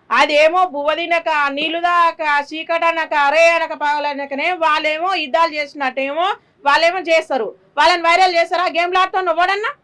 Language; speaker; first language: Telugu; native; Telugu